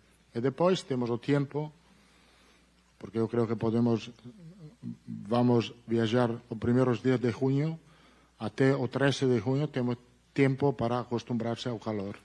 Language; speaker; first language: Portuguese; non-native, fluent; Italian